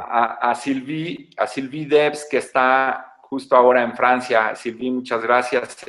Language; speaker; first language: Spanish; native; Spanish